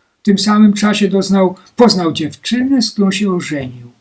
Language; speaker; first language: Polish; native; Polish